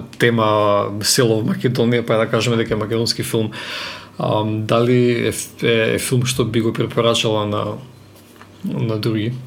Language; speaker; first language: Macedonian; native; Macedonian